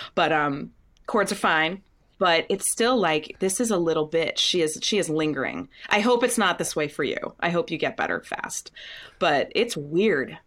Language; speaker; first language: English; native; English